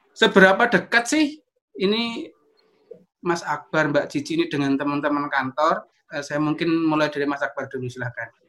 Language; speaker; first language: Indonesian; native; Indonesian